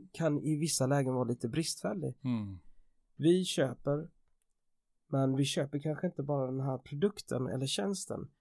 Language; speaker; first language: Swedish; native; Swedish